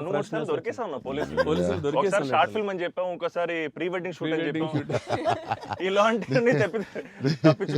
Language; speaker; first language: Telugu; native; Telugu